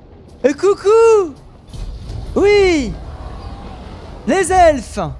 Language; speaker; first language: French; native; French